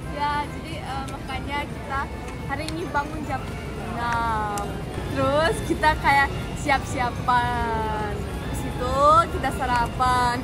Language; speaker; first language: Indonesian; non-native, fluent; Russian